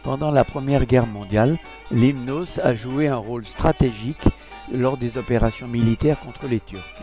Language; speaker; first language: French; native; French